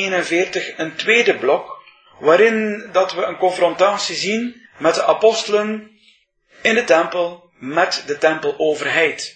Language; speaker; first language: Dutch; native; Dutch